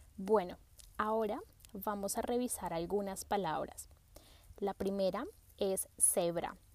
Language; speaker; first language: Spanish; native; Spanish